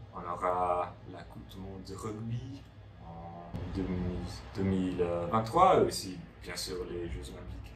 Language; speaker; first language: French; non-native, fluent; English